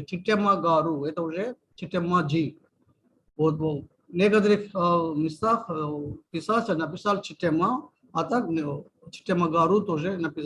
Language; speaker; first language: Russian; native; Russian